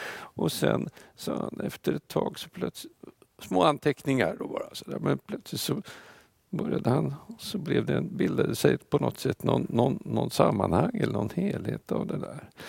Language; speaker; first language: Swedish; non-native, fluent; Russian